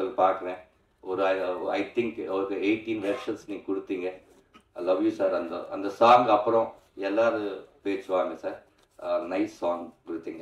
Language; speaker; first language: Tamil; non-native, learner; Telugu